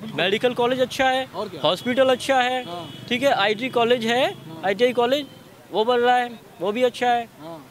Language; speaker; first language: Hindi; native; Hindi